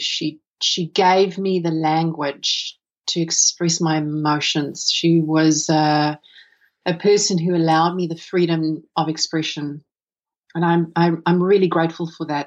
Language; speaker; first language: English; non-native, local second language; Afrikaans